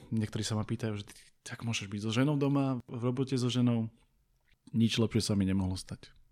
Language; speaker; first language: Slovak; native; Slovak